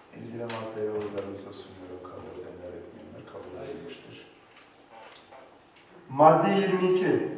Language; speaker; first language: Turkish; native; Turkish